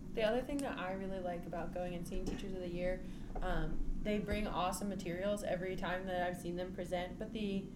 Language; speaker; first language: English; native; English